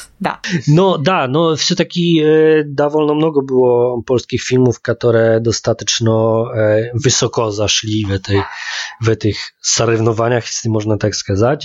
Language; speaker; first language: Polish; non-native, learner; Russian